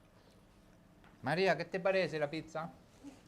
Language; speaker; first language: Spanish; non-native, learner; Italian